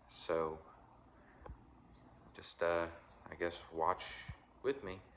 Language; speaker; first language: English; native; English